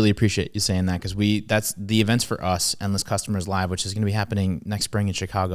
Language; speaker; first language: English; native; English